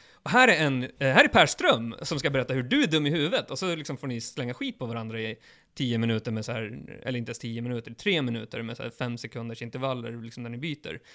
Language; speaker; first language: Swedish; early bilingual, other home language; Kurdish